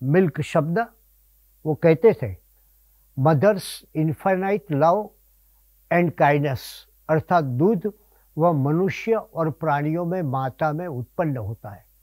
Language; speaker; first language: Hindi; non-native, local second language; Gujarati